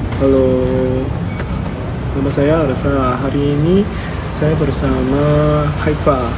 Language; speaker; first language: Indonesian; non-native, learner; Korean